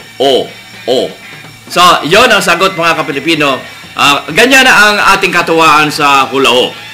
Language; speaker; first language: Filipino; native; Filipino